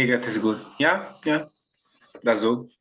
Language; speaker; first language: German; non-native, learner; Portuguese